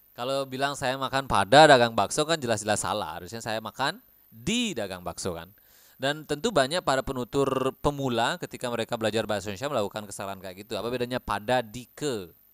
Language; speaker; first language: Indonesian; native; Indonesian